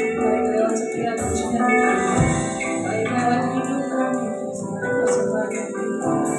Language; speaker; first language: Indonesian; native; Indonesian